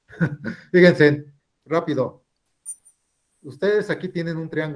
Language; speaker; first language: Spanish; native; Spanish